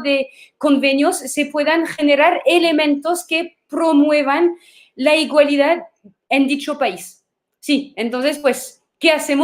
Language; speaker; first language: Spanish; non-native, fluent; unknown